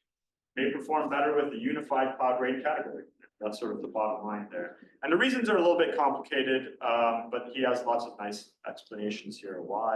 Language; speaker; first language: English; native; English